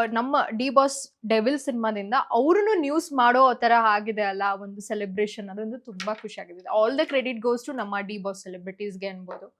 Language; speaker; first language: Kannada; native; Kannada